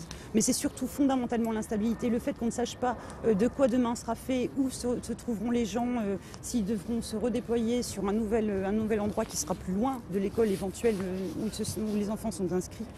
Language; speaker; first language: French; native; French